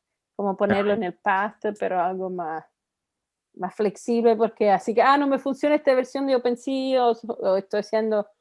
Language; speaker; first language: Spanish; non-native, fluent; Italian